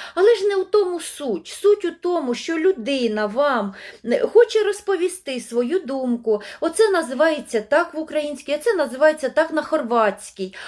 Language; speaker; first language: Ukrainian; non-native, local second language; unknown